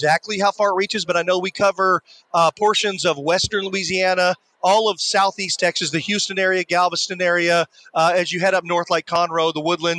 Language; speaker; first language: English; native; English